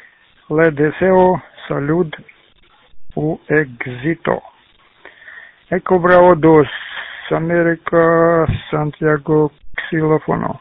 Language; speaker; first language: Spanish; non-native, learner; Russian